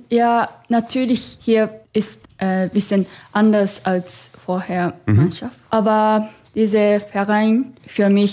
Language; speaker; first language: German; non-native, learner; Japanese